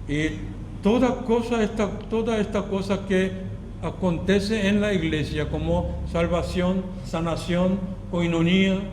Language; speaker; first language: Spanish; non-native, learner; Korean